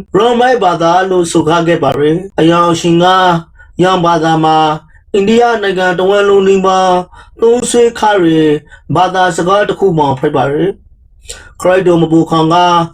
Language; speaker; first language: Burmese; native; Burmese